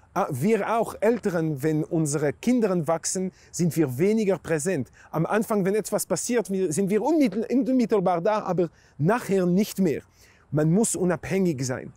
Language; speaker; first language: German; non-native, fluent; Hebrew